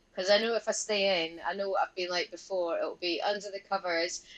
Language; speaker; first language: English; native; English